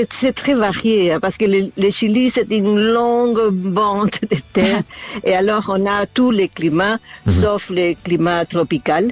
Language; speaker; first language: French; non-native, fluent; Spanish